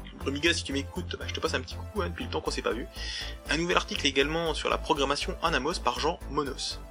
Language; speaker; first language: French; native; French